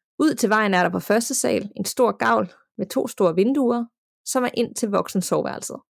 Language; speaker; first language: Danish; native; Danish